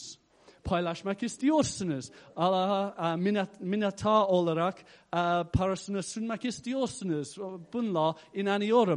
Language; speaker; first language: Turkish; non-native, fluent; English